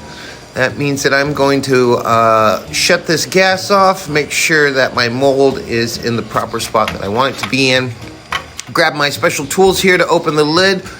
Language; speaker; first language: English; native; English